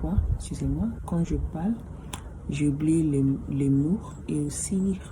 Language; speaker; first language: French; non-native, learner; English